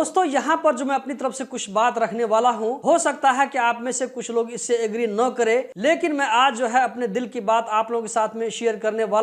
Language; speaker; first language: Hindi; native; Hindi